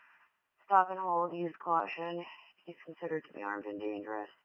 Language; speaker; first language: English; native; English